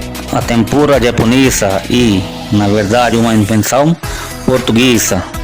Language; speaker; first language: Portuguese; non-native, learner; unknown